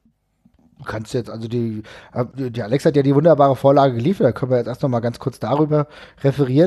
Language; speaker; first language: German; native; German